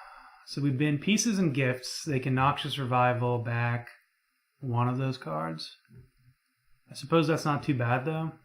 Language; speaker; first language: English; native; English